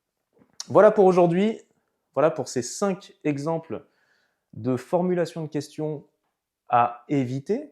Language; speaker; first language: French; native; French